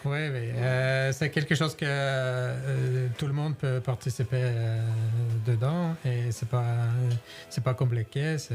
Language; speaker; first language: French; non-native, fluent; Norwegian